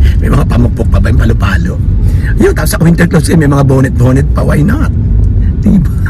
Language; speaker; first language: Filipino; native; Filipino